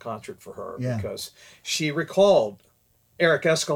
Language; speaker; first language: English; native; English